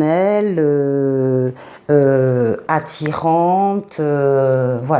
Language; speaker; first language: French; native; French